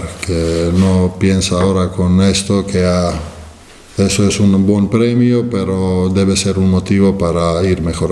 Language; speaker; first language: Spanish; non-native, fluent; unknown